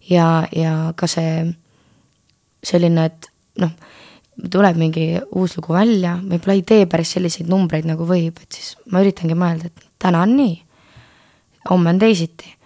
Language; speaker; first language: Estonian; native; Estonian